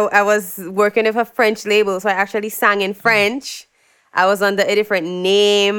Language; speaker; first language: English; native; English